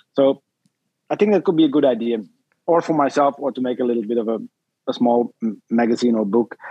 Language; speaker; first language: English; non-native, fluent; Dutch